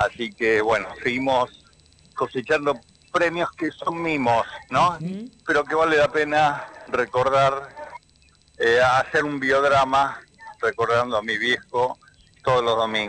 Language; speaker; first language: Spanish; native; Spanish